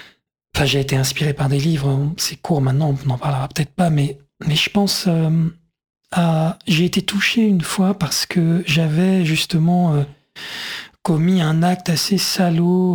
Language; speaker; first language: French; native; French